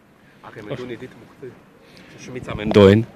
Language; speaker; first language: Albanian; native; Albanian